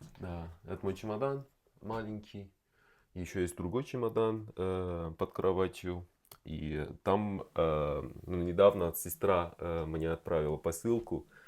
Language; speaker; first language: Russian; non-native, fluent; Persian